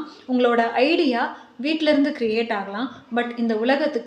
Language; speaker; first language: Tamil; native; Tamil